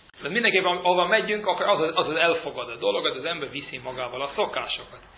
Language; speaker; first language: Hungarian; early bilingual, heritage; Hungarian